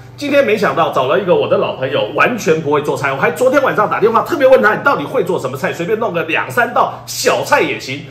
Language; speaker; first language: Chinese; native; Chinese